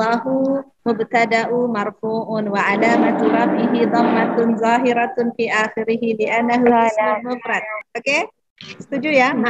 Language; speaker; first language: Arabic; non-native, fluent; Indonesian